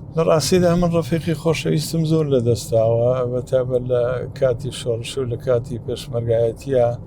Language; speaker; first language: Central Kurdish; native; Central Kurdish